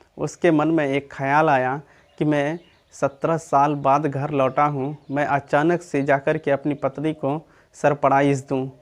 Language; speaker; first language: Hindi; native; Hindi